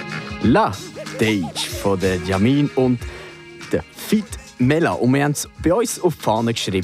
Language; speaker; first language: German; native; German